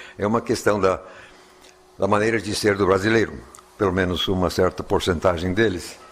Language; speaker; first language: Portuguese; non-native, fluent; English